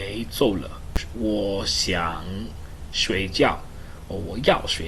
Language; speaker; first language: Chinese; non-native, learner; English